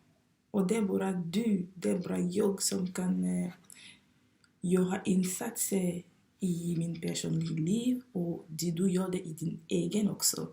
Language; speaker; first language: Swedish; non-native, fluent; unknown